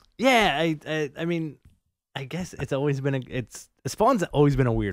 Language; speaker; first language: English; native; English